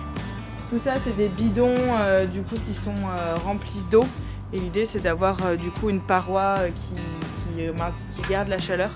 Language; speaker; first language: French; native; French